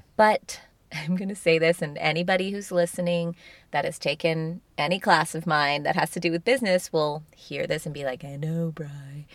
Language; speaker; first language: English; native; English